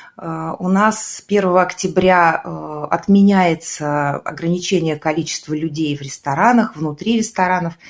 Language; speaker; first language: Russian; native; Russian